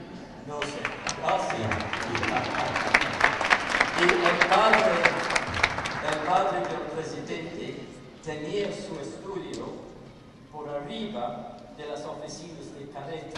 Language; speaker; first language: Spanish; non-native, fluent; English